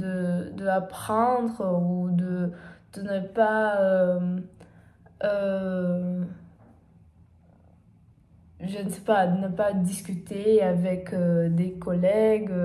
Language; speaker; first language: French; non-native, learner; Portuguese